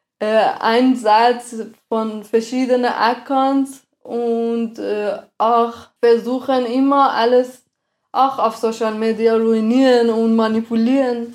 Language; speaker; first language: German; non-native, fluent; Persian